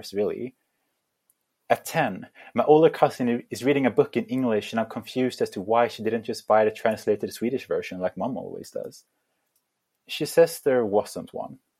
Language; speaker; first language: English; non-native, fluent; Swedish